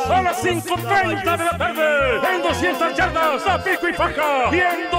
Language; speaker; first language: Spanish; native; Spanish